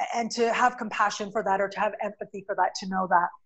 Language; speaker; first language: English; native; English